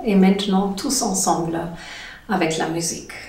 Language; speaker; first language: French; non-native, learner; German